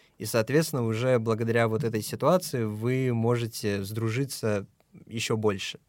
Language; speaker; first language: Russian; non-native, local second language; Tajik